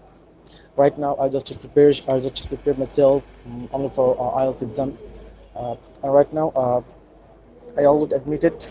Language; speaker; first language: English; non-native, learner; Bangla